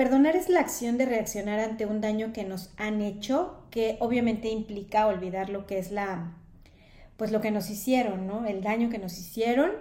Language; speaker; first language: Spanish; native; Spanish